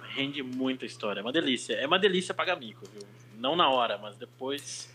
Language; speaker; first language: Portuguese; native; Portuguese